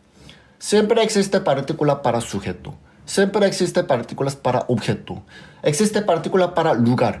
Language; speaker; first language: Spanish; non-native, fluent; Korean